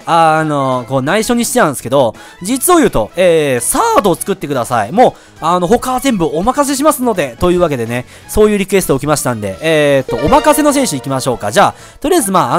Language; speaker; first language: Japanese; native; Japanese